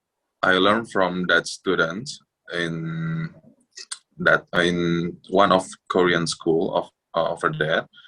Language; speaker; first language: English; non-native, fluent; Indonesian